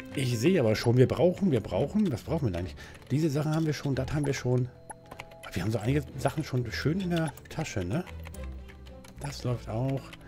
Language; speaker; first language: German; native; German